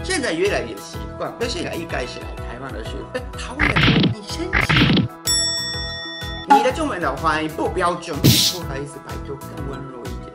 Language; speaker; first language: Chinese; non-native, fluent; Japanese